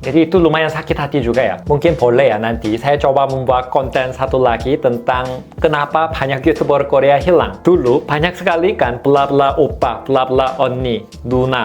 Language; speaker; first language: Indonesian; non-native, fluent; Korean